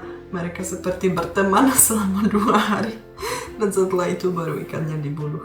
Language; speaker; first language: Indonesian; non-native, fluent; Czech